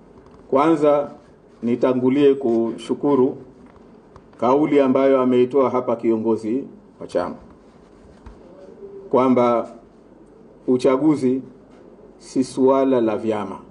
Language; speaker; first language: Swahili; native; Swahili